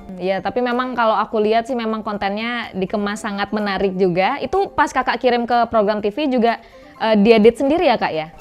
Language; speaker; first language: Indonesian; native; Indonesian